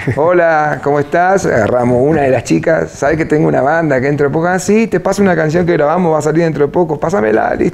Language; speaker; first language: Spanish; native; Spanish